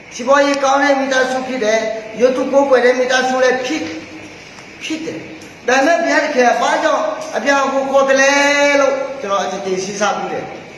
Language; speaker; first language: Burmese; non-native, local second language; Akha